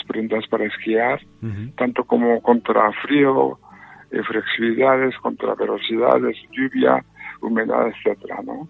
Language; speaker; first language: Spanish; non-native, fluent; Japanese